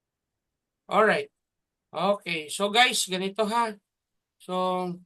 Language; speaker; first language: Filipino; native; Filipino